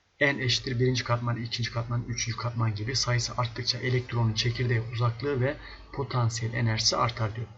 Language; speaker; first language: Turkish; native; Turkish